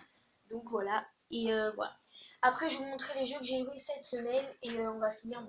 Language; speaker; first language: French; native; French